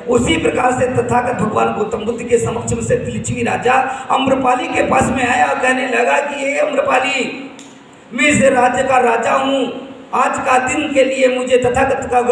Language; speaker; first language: Hindi; native; Hindi